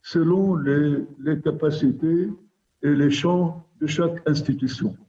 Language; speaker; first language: French; non-native, local second language; Arabic